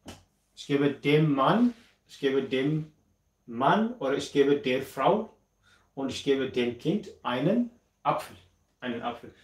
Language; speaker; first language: German; non-native, fluent; Amharic